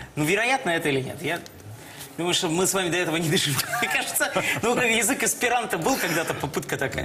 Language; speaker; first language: Russian; native; Russian